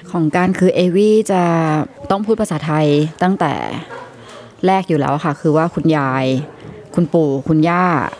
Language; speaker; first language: Thai; native; Thai